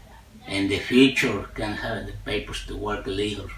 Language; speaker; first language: English; non-native, learner; Spanish